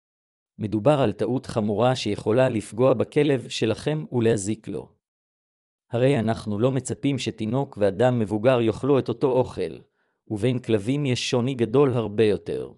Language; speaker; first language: Hebrew; native; Hebrew